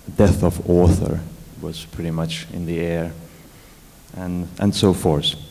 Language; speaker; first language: English; non-native, fluent; Estonian